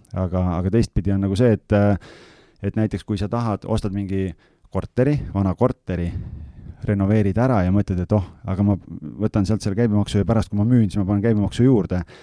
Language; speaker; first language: Estonian; native; Estonian